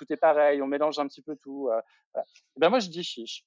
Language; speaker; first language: French; native; French